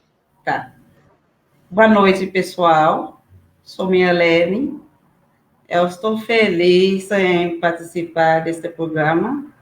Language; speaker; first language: Portuguese; non-native, learner; Haitian Creole